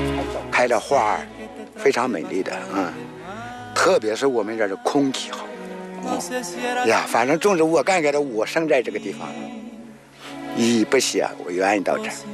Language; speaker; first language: Chinese; native; Chinese